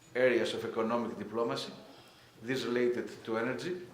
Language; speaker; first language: English; non-native, fluent; Greek